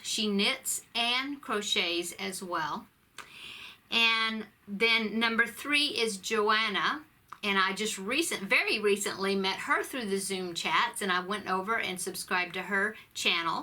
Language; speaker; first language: English; native; English